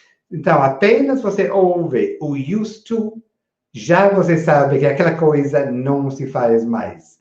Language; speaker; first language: Portuguese; non-native, fluent; English